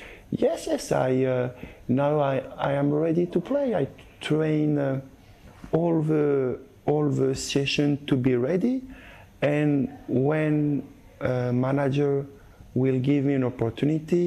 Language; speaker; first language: English; non-native, learner; French